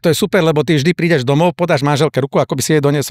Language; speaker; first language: Slovak; native; Slovak